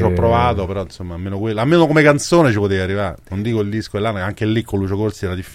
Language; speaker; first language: Italian; native; Italian